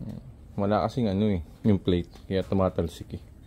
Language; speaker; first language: Filipino; native; Filipino